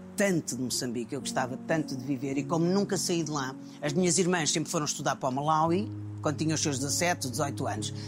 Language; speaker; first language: Portuguese; native; Portuguese